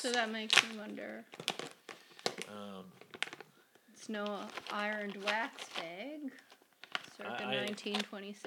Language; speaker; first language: English; native; English